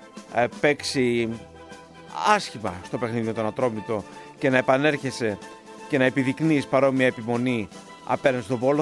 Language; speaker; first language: Greek; native; Greek